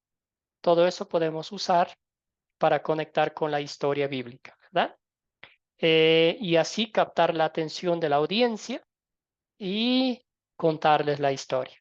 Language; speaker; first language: Spanish; native; Spanish